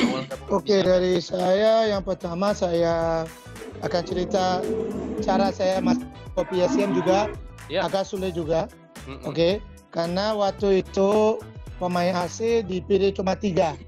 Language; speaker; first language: Indonesian; non-native, fluent; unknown